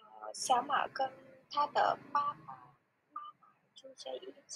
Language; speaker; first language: Chinese; non-native, learner; Vietnamese